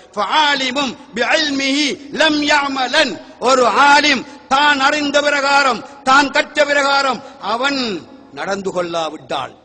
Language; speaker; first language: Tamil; native; Tamil